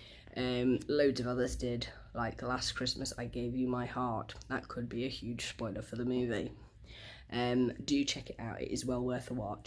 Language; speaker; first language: English; native; English